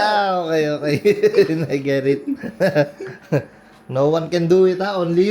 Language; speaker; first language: English; non-native, learner; Filipino